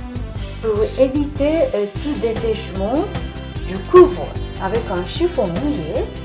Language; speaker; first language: French; non-native, fluent; Japanese